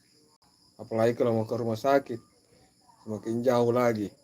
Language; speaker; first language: Indonesian; native; Indonesian